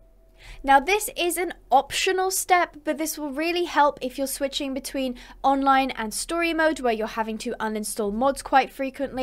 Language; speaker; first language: English; native; English